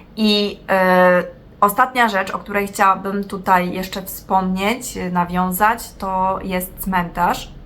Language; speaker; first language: Polish; native; Polish